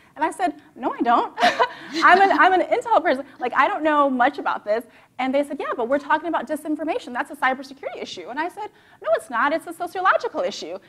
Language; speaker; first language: English; native; English